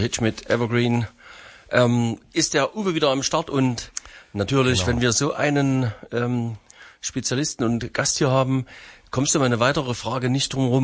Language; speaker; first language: German; native; German